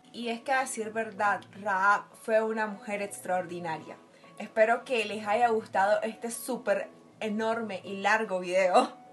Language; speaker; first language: Spanish; native; Spanish